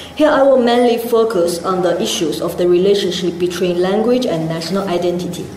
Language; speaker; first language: English; non-native, fluent; Chinese